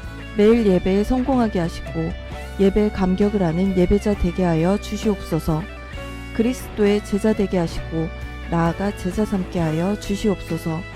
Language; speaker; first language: Korean; native; Korean